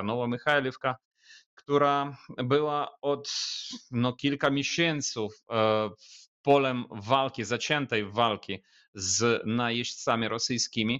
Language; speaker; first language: Polish; non-native, fluent; Ukrainian